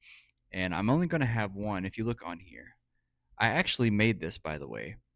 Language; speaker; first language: English; native; English